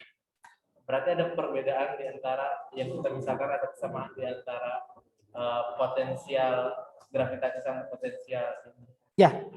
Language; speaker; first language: Indonesian; native; Indonesian